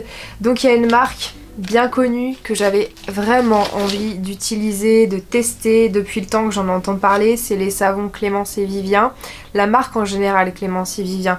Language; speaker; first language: French; native; French